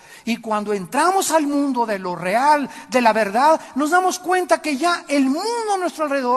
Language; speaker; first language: Spanish; native; Spanish